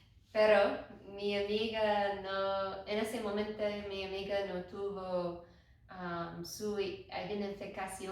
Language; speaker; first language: Spanish; non-native, learner; English